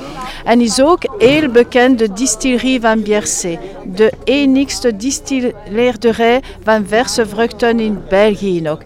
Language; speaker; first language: Dutch; non-native, local second language; French